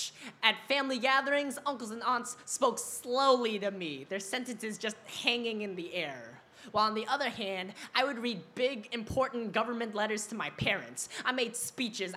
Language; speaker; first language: English; early bilingual, other home language; Vietnamese